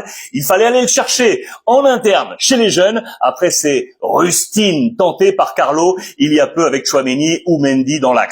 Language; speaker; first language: French; native; French